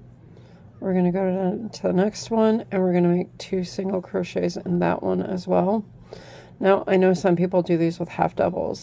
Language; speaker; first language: English; native; English